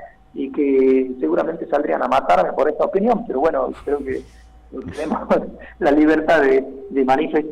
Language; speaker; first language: Spanish; native; Spanish